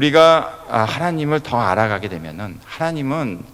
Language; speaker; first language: Korean; native; Korean